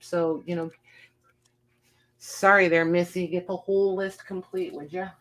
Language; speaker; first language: English; native; English